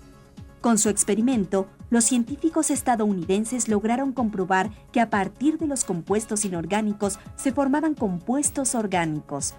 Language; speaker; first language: Spanish; native; Spanish